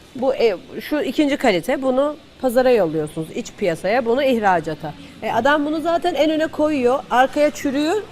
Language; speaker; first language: Turkish; native; Turkish